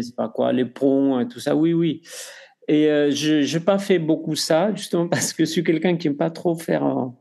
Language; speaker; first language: French; non-native, fluent; Spanish